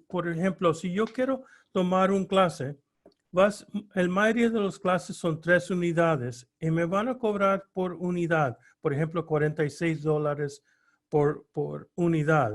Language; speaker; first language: Spanish; early bilingual, heritage; Spanish